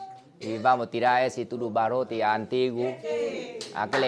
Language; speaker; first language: Portuguese; non-native, learner; Vietnamese